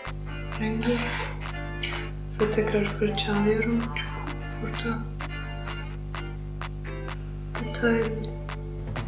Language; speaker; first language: Turkish; non-native, fluent; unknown